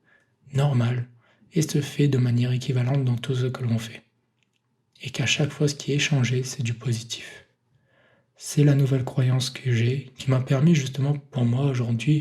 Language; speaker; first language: French; native; French